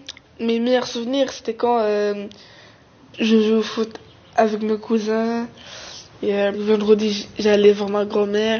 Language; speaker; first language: French; early bilingual, other home language; Arabic